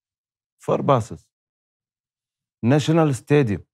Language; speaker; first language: English; non-native, learner; Arabic